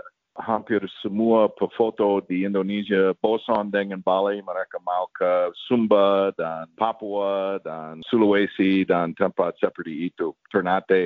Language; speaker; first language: Indonesian; non-native, fluent; English